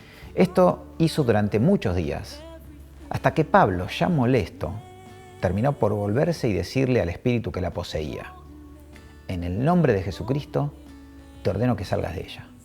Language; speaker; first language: Spanish; native; Spanish